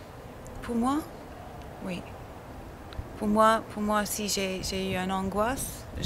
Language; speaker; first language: French; non-native, learner; English